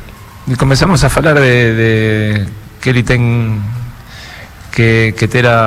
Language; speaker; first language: Portuguese; non-native, fluent; Spanish